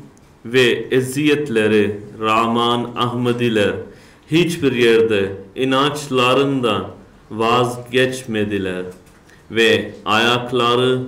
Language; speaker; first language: Turkish; non-native, learner; Urdu